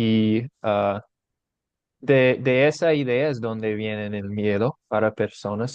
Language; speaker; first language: Spanish; non-native, fluent; English